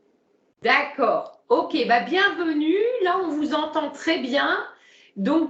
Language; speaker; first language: French; native; French